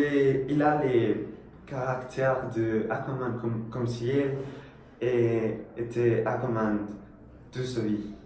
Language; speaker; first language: French; non-native, learner; Spanish